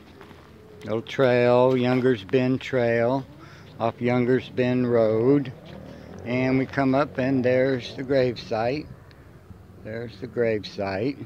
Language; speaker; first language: English; native; English